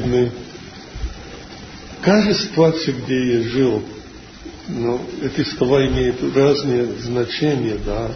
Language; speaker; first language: Russian; non-native, fluent; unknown